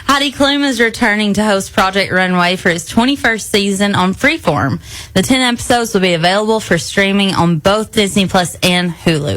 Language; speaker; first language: English; native; English